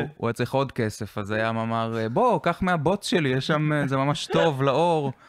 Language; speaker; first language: Hebrew; native; Hebrew